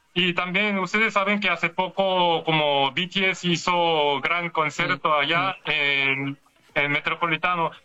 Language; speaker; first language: Spanish; non-native, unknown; Korean